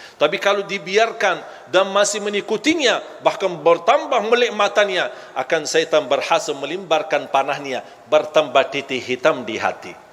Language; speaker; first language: Malay; non-native, fluent; Arabic